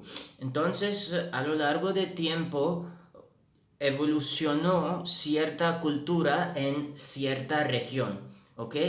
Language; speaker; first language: Spanish; non-native, fluent; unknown